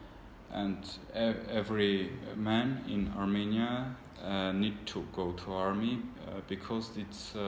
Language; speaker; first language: English; non-native, learner; Armenian